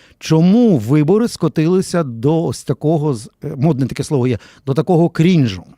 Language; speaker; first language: Ukrainian; native; Ukrainian